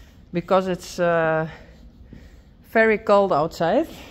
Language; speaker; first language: English; non-native, learner; Dutch